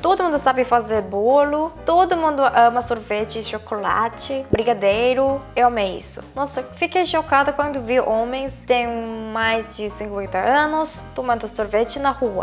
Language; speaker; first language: Portuguese; non-native, fluent; Korean